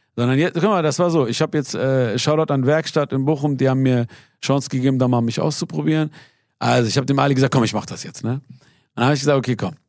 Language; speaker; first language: German; early bilingual, other home language; Persian